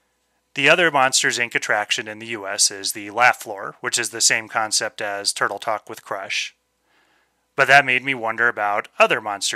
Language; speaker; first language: English; native; English